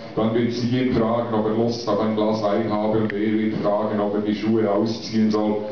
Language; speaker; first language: German; native; German